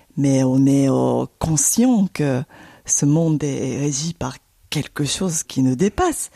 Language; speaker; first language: French; non-native, fluent; Japanese